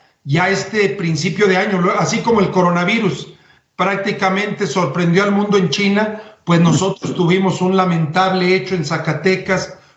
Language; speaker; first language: Spanish; native; Spanish